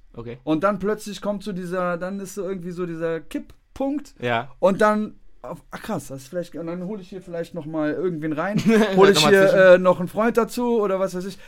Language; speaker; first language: German; native; German